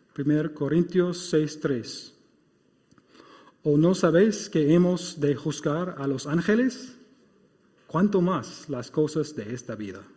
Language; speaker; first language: Spanish; non-native, fluent; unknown